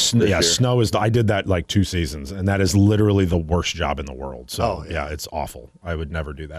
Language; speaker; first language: English; native; English